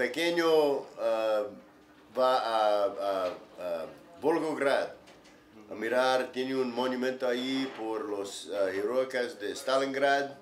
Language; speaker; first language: Spanish; non-native, learner; English